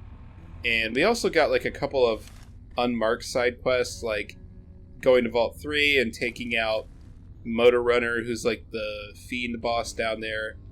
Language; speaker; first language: English; native; English